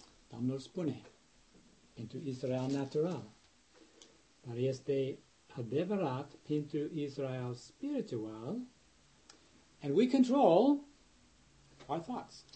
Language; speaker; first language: Romanian; non-native, learner; English